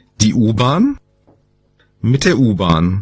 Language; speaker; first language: German; non-native, learner; Ukrainian